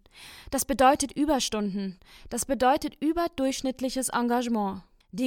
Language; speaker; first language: German; native; German